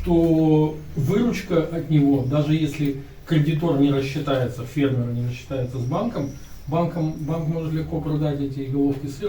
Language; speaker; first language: Russian; native; Russian